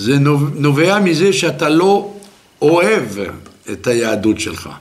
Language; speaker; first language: Hebrew; non-native, fluent; French